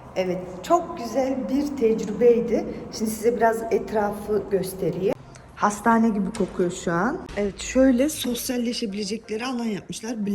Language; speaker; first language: Turkish; native; Turkish